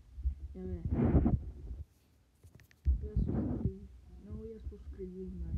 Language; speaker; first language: Spanish; early bilingual, other home language; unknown